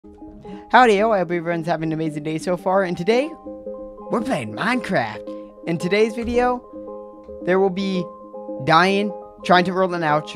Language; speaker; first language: English; native; English